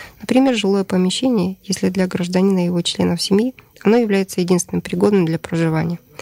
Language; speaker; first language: Russian; native; Russian